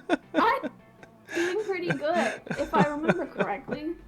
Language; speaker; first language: English; native; English